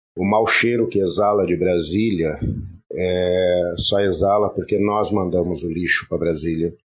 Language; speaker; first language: Portuguese; early bilingual, other home language; French